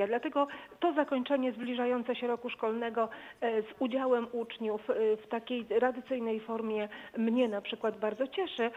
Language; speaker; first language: Polish; native; Polish